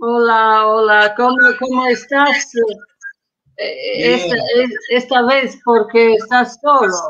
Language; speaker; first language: Spanish; non-native, fluent; Croatian